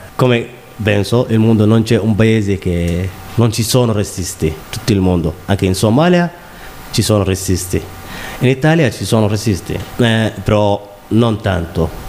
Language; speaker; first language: Italian; non-native, learner; Somali